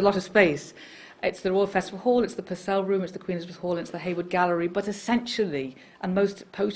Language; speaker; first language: English; native; English